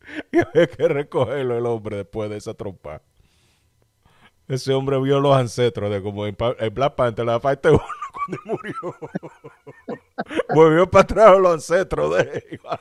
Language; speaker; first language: Spanish; native; Spanish